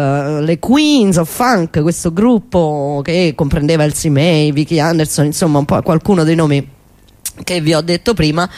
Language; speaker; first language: Italian; native; Italian